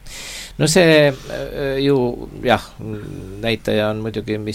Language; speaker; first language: Estonian; native; Estonian